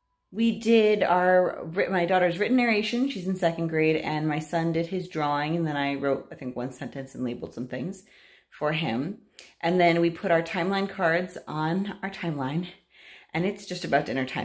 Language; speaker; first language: English; native; English